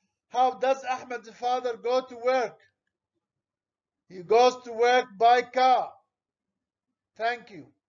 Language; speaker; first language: English; non-native, fluent; Arabic